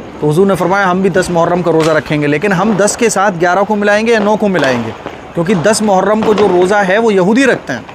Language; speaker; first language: Urdu; native; Urdu